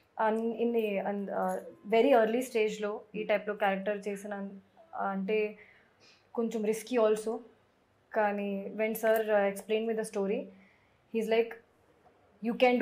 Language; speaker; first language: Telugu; non-native, learner; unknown